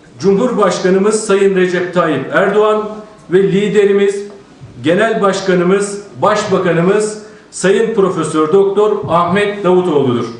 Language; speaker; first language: Turkish; native; Turkish